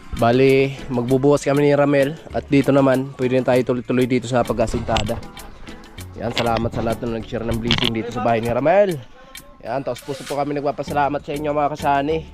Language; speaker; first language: Filipino; non-native, local second language; Cebuano